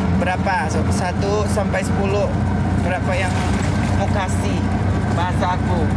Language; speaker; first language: Indonesian; non-native, learner; Cebuano